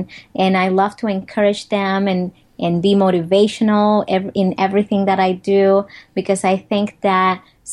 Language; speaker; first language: English; non-native, fluent; Spanish